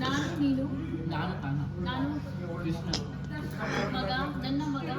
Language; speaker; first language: Kannada; non-native, learner; Hindi